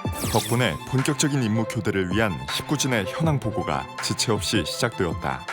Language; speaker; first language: Korean; native; Korean